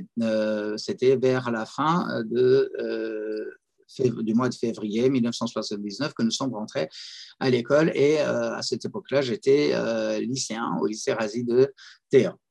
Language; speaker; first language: French; non-native, fluent; Persian